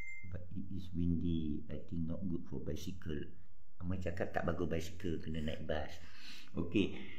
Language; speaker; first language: English; non-native, local second language; Min Nan Chinese